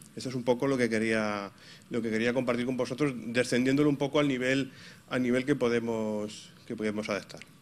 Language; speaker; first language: Spanish; native; Spanish